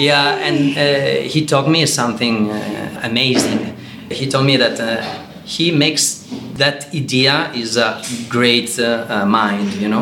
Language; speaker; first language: English; non-native, learner; Italian